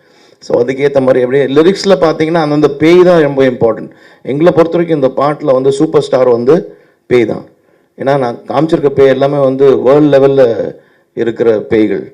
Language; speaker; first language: Tamil; native; Tamil